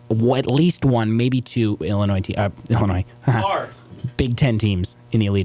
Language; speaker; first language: English; native; English